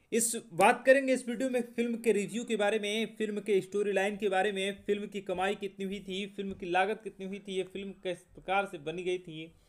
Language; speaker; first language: Hindi; native; Hindi